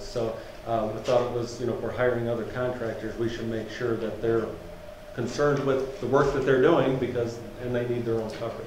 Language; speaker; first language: English; native; English